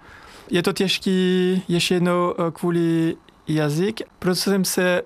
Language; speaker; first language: Czech; non-native, learner; French